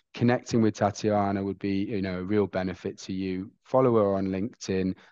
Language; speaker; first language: English; native; English